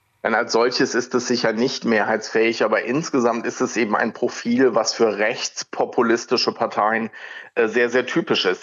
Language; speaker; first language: German; native; German